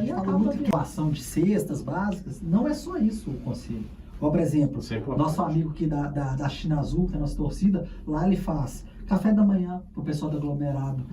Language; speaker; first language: Portuguese; native; Portuguese